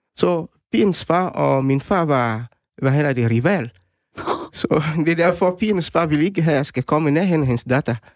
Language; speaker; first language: Danish; non-native, fluent; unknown